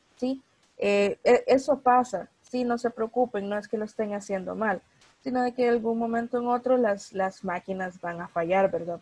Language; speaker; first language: Spanish; native; Spanish